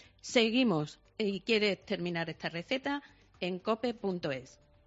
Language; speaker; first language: Spanish; native; Spanish